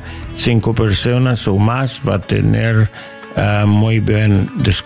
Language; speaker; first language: Spanish; non-native, learner; English